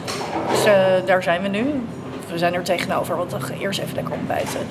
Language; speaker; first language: Dutch; native; Dutch